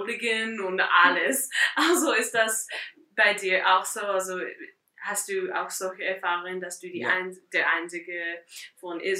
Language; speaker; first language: German; non-native, fluent; English